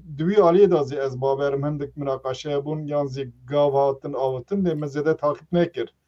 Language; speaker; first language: Kurdish; non-native, local second language; Turkish